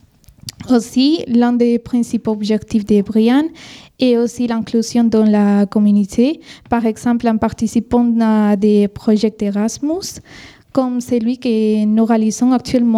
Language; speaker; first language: French; non-native, fluent; Spanish